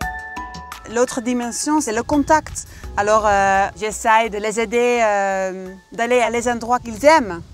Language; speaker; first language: French; non-native, fluent; Dutch